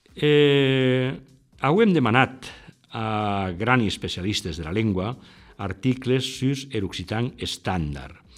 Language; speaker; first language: Catalan; non-native, local second language; Occitan